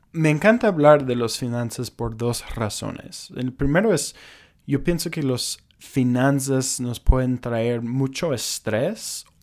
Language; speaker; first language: Spanish; non-native, fluent; English